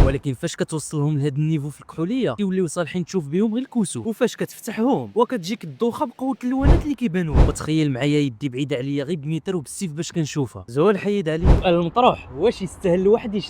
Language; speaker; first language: Arabic; native; Arabic